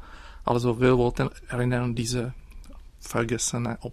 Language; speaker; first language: German; non-native, fluent; Czech